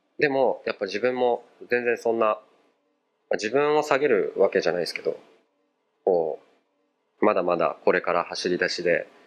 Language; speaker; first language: Japanese; early bilingual, other home language; Portuguese